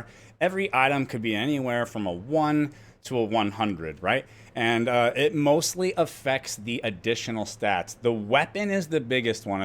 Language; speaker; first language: English; native; English